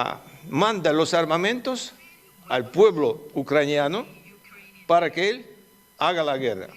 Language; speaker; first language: Spanish; non-native, fluent; Russian